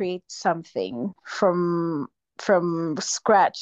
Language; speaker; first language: English; non-native, local second language; Kinyarwanda